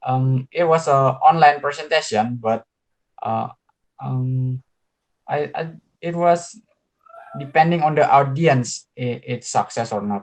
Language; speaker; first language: English; non-native, learner; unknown